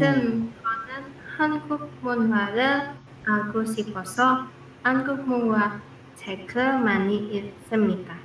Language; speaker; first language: Korean; non-native, learner; Indonesian